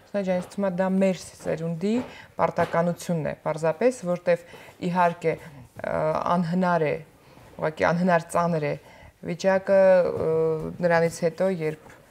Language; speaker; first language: Armenian; native; Armenian